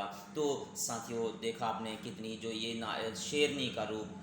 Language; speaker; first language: Hindi; native; Hindi